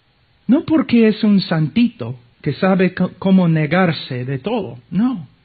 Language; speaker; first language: Spanish; non-native, fluent; English